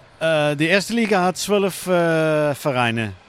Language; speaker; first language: German; non-native, learner; Dutch